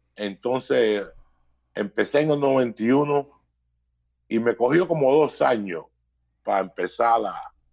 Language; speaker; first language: Spanish; early bilingual, heritage; Spanish